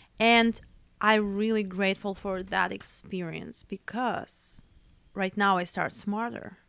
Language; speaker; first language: English; non-native, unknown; Russian